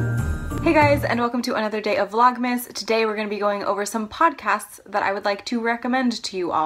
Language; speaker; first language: English; native; English